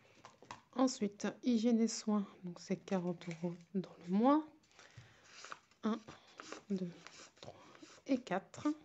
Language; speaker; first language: French; native; French